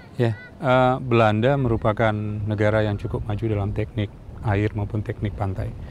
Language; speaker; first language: Indonesian; native; Indonesian